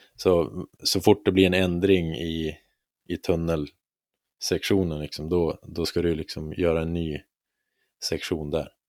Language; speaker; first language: Swedish; native; Swedish